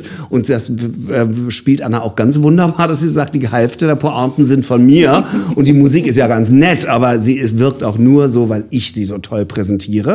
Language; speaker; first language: German; native; German